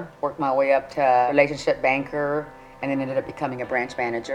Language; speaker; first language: English; early bilingual, other home language; Spanish